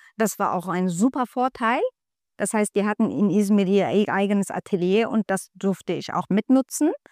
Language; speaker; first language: German; non-native, fluent; Turkish